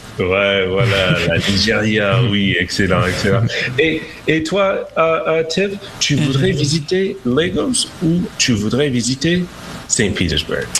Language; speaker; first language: French; non-native, fluent; English